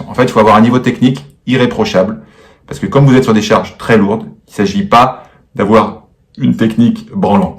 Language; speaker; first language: French; native; French